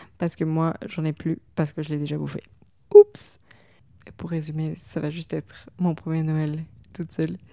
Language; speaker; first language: French; native; French